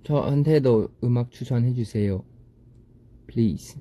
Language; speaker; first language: Korean; non-native, fluent; Chinese